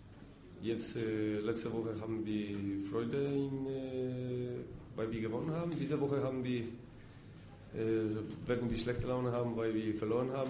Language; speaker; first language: German; non-native, fluent; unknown